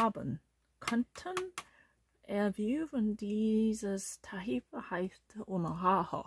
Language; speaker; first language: German; non-native, learner; Korean